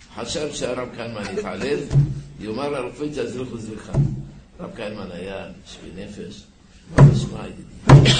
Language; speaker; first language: Hebrew; early bilingual, other home language; Arabic